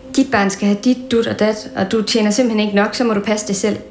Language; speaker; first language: Danish; non-native, fluent; Thai